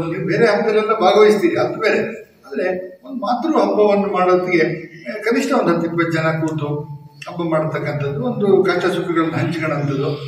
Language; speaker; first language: Kannada; non-native, local second language; Malayalam